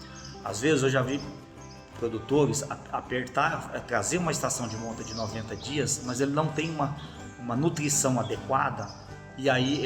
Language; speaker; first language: Portuguese; native; Portuguese